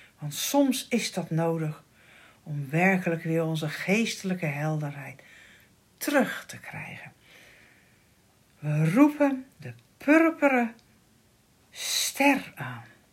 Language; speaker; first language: Dutch; native; Dutch